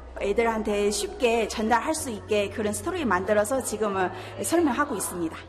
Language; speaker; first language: Korean; non-native, fluent; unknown